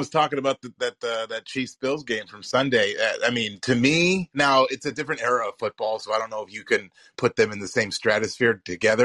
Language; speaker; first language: English; native; English